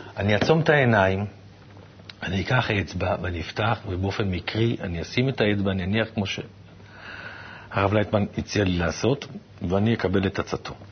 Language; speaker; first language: Hebrew; native; Hebrew